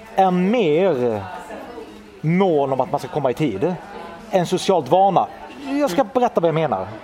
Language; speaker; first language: Swedish; early bilingual, other home language; Italian